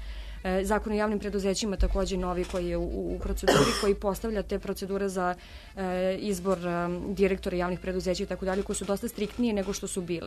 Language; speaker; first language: Serbian; native; Serbian